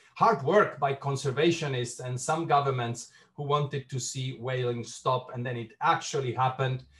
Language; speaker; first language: English; non-native, fluent; Spanish